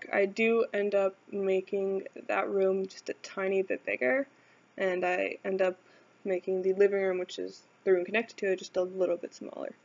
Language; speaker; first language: English; native; English